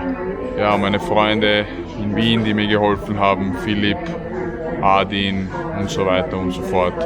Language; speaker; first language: German; early bilingual, other home language; Serbian